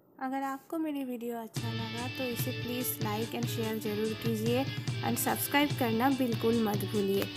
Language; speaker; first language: Hindi; non-native, local second language; Bangla